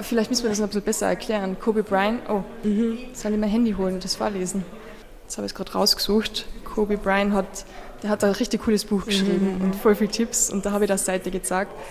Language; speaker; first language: German; native; German